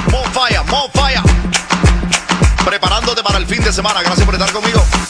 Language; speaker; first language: Spanish; native; Spanish